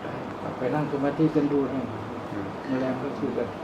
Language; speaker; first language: Thai; native; Thai